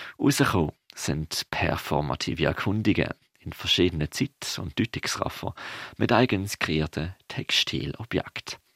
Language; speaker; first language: German; native; German